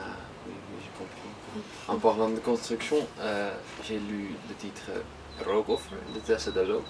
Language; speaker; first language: French; non-native, learner; Dutch